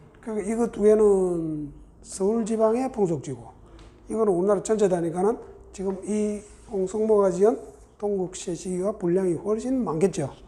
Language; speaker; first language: Korean; native; Korean